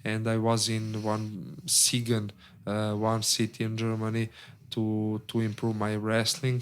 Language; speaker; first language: English; non-native, learner; Serbian